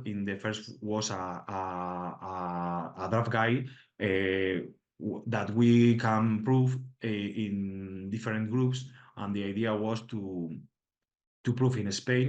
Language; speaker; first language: English; non-native, learner; Spanish